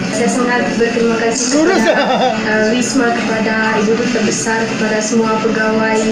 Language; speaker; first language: Indonesian; non-native, learner; Ukrainian